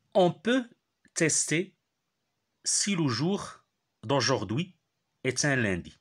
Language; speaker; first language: French; non-native, local second language; Arabic